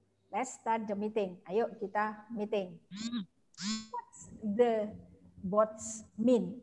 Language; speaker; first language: English; non-native, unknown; Javanese